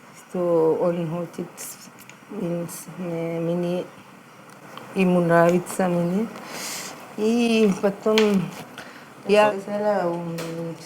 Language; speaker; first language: Russian; non-native, learner; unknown